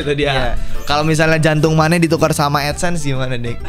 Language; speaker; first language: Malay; non-native, local second language; Sundanese